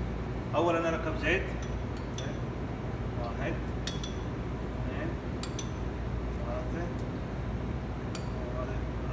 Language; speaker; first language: Arabic; non-native, learner; Urdu